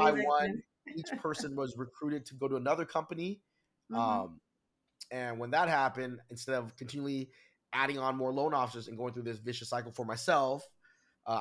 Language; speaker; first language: English; early bilingual, other home language; Vietnamese